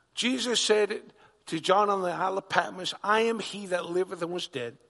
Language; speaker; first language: English; native; English